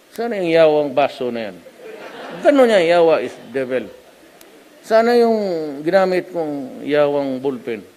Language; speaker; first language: Filipino; non-native, local second language; Cebuano